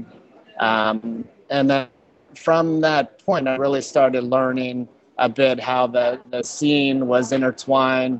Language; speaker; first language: English; native; English